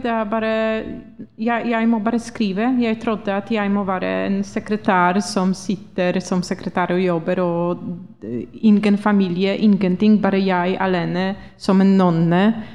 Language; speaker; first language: Norwegian; non-native, fluent; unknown